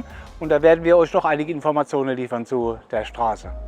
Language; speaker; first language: German; native; German